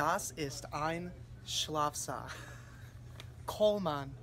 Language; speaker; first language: German; non-native, learner; English